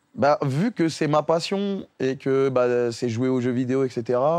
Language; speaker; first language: French; native; French